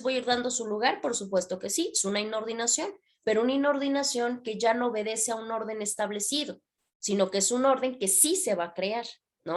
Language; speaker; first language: Spanish; native; Spanish